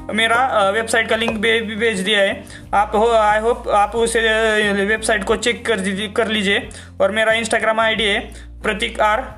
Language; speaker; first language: Hindi; non-native, local second language; Marathi